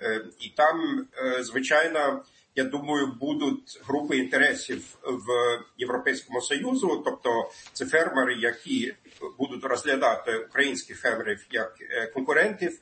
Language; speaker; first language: Ukrainian; non-native, fluent; German